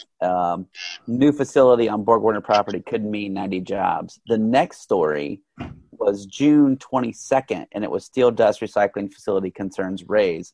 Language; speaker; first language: English; native; English